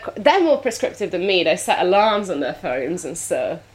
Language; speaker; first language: English; non-native, fluent; Italian